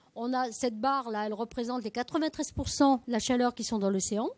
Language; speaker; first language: French; native; French